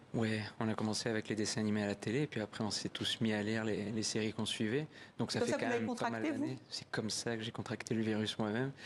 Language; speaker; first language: French; native; French